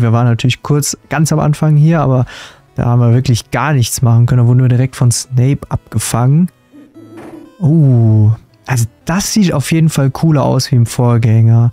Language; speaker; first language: German; native; German